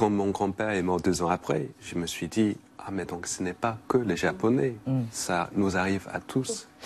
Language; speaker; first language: French; non-native, fluent; English